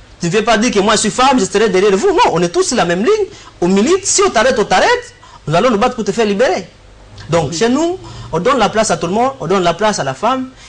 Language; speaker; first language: French; non-native, local second language; Swahili